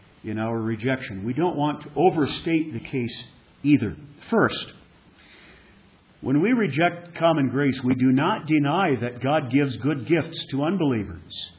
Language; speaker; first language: English; native; English